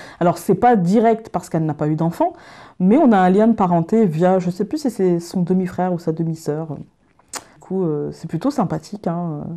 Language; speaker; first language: French; native; French